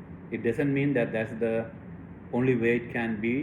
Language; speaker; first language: English; non-native, local second language; Malayalam